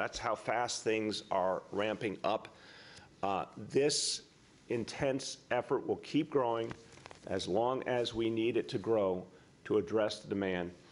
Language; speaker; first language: English; native; English